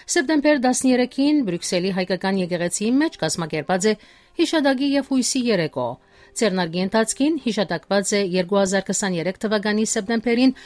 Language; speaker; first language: Armenian; early bilingual, heritage; Armenian